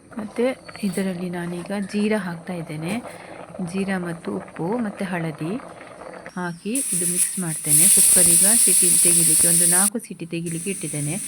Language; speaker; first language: Kannada; non-native, local second language; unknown